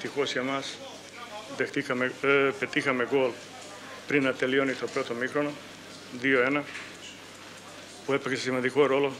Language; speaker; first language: Greek; non-native, fluent; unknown